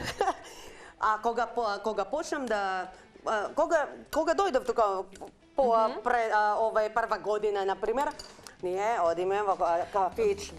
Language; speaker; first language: Macedonian; non-native, learner; Filipino